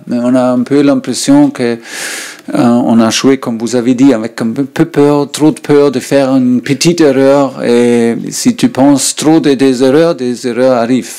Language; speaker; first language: French; non-native, learner; German